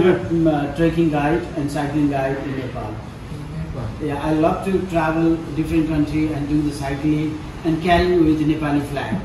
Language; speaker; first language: English; non-native, learner; Nepali